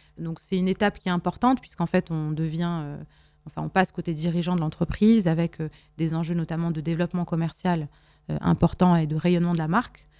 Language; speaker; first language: French; non-native, local second language; Arabic